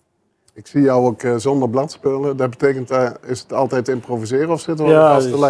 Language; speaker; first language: Dutch; native; Dutch